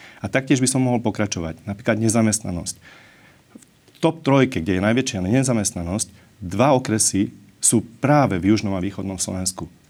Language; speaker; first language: Slovak; non-native, local second language; Hungarian